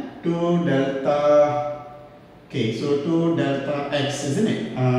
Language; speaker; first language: English; non-native, local second language; Tamil